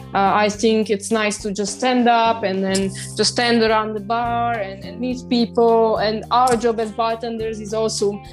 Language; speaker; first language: English; non-native, fluent; Romanian